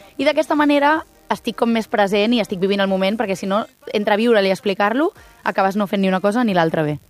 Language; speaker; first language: Catalan; native; Catalan